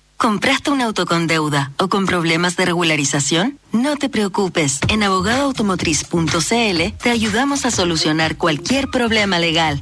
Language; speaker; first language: Spanish; native; Spanish